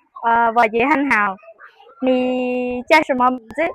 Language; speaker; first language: Chinese; non-native, learner; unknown